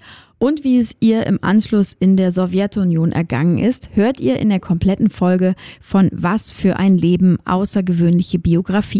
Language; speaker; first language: German; native; German